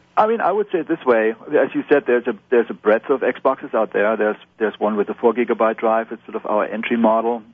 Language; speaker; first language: English; non-native, fluent; German